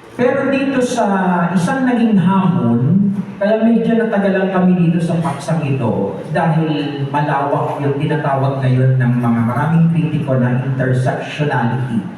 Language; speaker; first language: Filipino; non-native, local second language; Bikol